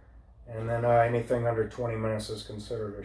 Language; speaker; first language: English; native; English